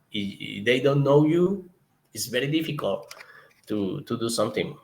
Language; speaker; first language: English; non-native, learner; Spanish